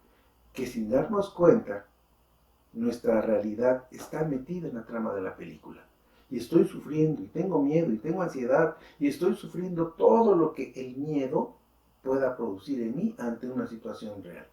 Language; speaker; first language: Spanish; native; Spanish